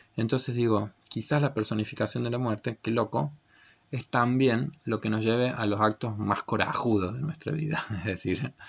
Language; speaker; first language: Spanish; native; Spanish